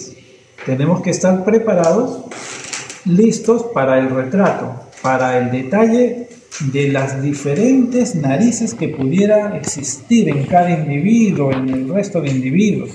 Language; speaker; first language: Spanish; native; Spanish